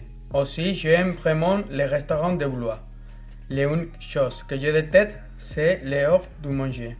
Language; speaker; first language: French; non-native, fluent; Spanish